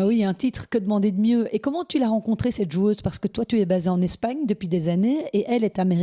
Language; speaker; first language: French; native; French